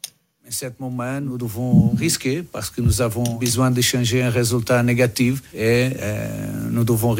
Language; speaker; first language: French; non-native, learner; Portuguese